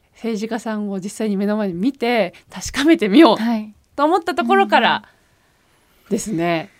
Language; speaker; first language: Japanese; early bilingual, other home language; German